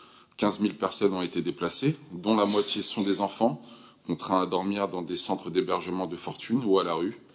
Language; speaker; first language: French; native; French